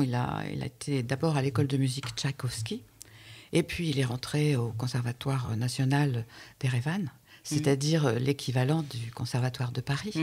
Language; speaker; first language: French; native; French